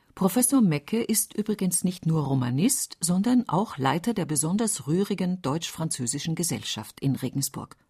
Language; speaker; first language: German; native; German